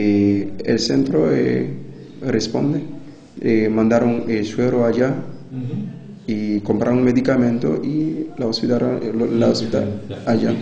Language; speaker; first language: Spanish; non-native, fluent; Haitian Creole